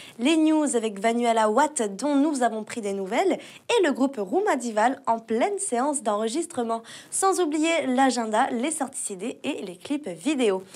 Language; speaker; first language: French; native; French